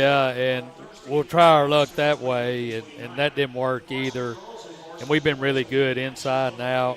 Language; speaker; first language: English; native; English